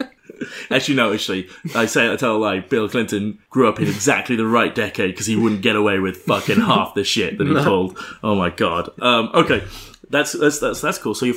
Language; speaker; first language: English; native; English